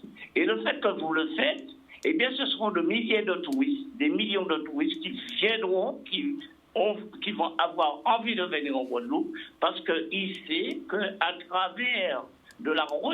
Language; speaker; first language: French; native; French